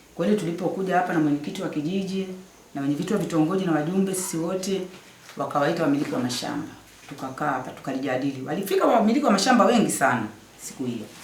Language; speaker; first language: Swahili; native; Swahili